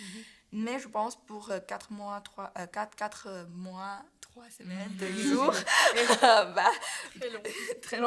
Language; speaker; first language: French; non-native, learner; Chinese